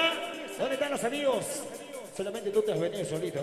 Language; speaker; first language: Spanish; native; Spanish